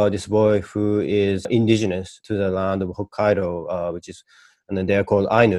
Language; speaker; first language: English; non-native, fluent; Japanese